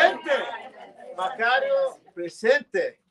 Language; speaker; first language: Spanish; early bilingual, heritage; English